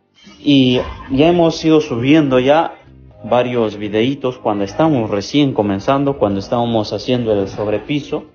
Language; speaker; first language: Spanish; native; Spanish